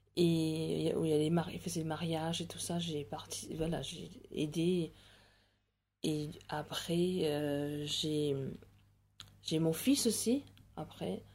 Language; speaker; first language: French; non-native, local second language; Morisyen